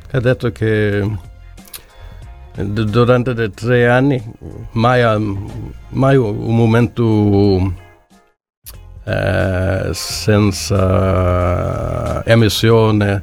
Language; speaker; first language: Italian; non-native, learner; Swedish